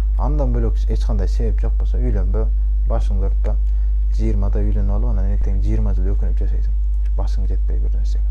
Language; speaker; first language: Kyrgyz; early bilingual, heritage; Kyrgyz